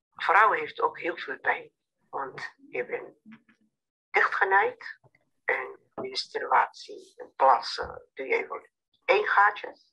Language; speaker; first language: Dutch; non-native, learner; Somali